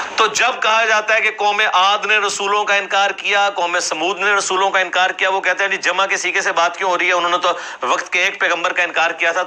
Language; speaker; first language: Urdu; non-native, local second language; Punjabi